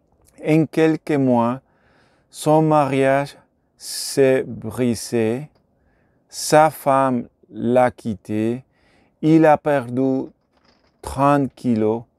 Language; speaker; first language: French; non-native, learner; Spanish